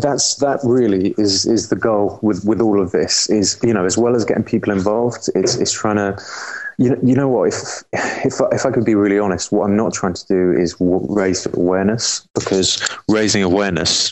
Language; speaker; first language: English; native; English